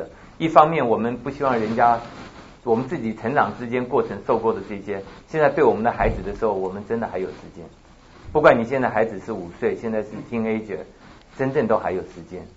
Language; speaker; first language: Chinese; native; Chinese